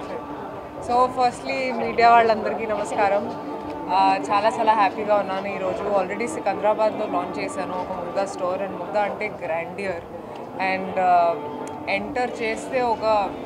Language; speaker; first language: Telugu; non-native, fluent; Hindi